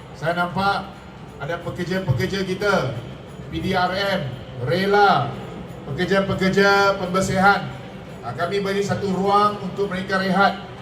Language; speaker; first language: Malay; non-native, local second language; Chinese